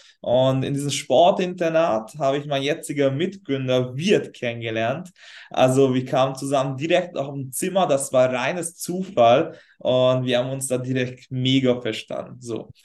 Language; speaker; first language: German; non-native, fluent; Hungarian